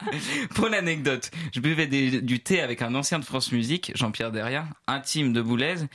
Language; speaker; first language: French; native; French